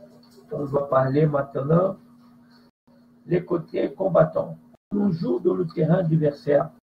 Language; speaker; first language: French; non-native, fluent; Portuguese